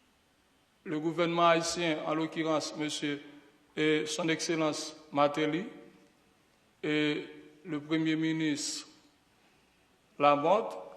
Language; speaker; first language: French; non-native, local second language; Haitian Creole